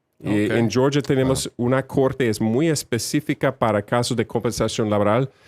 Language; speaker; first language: Spanish; non-native, fluent; English